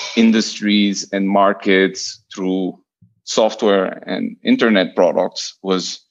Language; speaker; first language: English; non-native, fluent; Portuguese